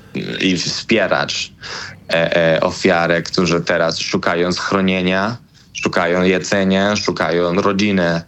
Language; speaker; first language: Polish; non-native, learner; Spanish